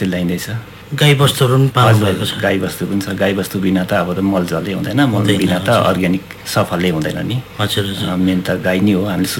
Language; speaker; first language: Nepali; native; Nepali